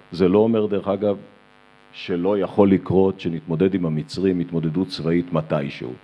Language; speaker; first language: Hebrew; native; Hebrew